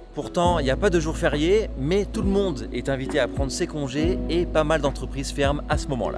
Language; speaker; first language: French; native; French